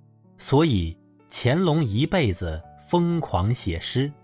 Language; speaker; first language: Chinese; native; Chinese